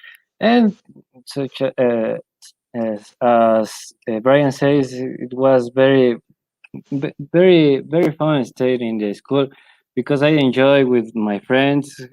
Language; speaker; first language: English; non-native, learner; Spanish